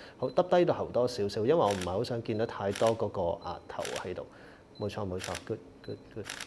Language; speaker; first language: Cantonese; native; Cantonese